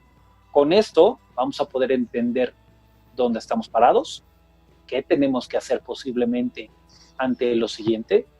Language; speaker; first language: Spanish; native; Spanish